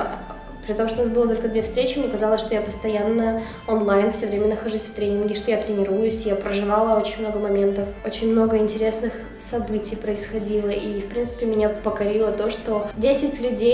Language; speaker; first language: Russian; native; Russian